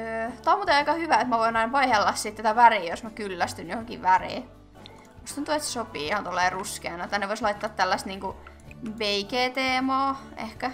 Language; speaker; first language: Finnish; native; Finnish